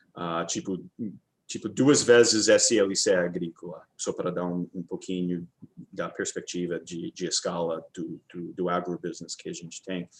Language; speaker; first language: Portuguese; non-native, fluent; English